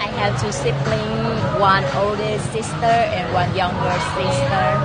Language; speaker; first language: English; non-native, learner; Vietnamese